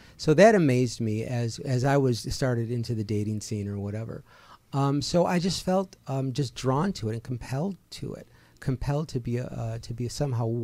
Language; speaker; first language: English; native; English